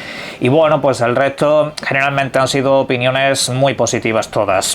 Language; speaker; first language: Spanish; native; Spanish